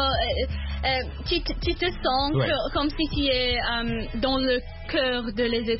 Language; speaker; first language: French; non-native, learner; Arabic